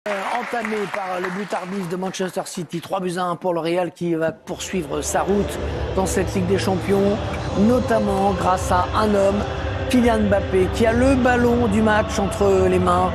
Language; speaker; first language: French; native; French